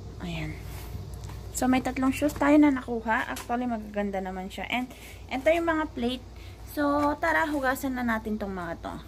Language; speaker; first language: Filipino; non-native, local second language; Iloko